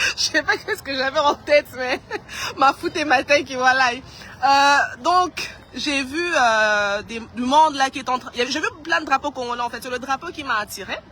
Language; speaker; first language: French; non-native, local second language; Lingala